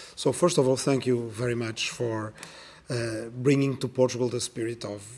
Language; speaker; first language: English; non-native, fluent; Portuguese